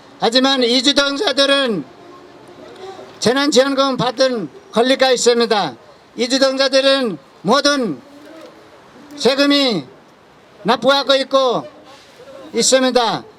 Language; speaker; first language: Korean; non-native, fluent; Nepali